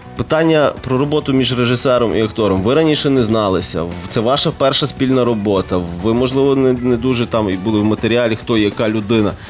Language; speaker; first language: Ukrainian; native; Ukrainian